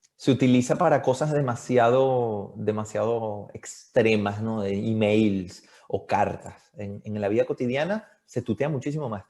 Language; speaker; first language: Spanish; native; Spanish